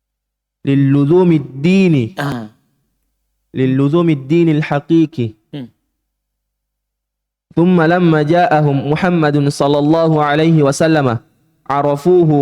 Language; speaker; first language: Arabic; non-native, learner; Indonesian